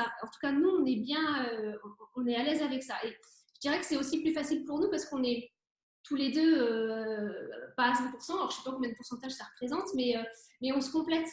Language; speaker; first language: French; native; French